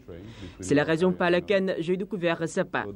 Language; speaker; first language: French; non-native, fluent; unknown